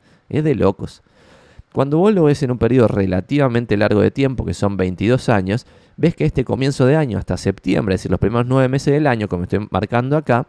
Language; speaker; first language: Spanish; native; Spanish